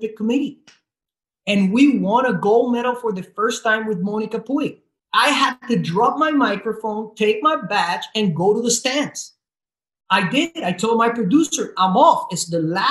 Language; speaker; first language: English; non-native, fluent; Spanish